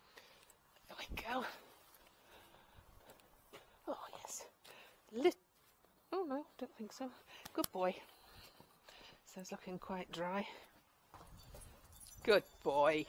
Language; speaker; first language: English; native; English